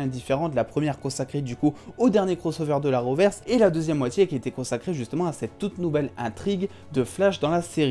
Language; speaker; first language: French; native; French